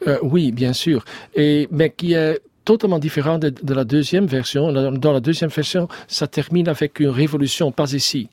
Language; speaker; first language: French; non-native, learner; Dutch